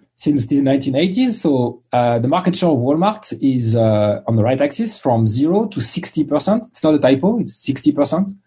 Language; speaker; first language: English; non-native, fluent; French